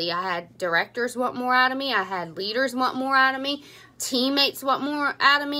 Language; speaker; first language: English; native; English